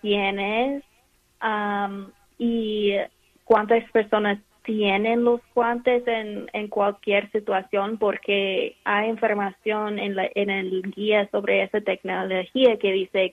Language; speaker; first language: Spanish; non-native, fluent; English